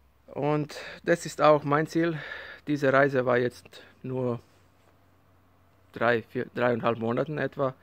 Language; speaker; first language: German; non-native, learner; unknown